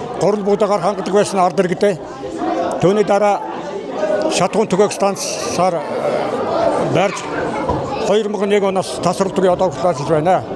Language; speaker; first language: Mongolian; native; Mongolian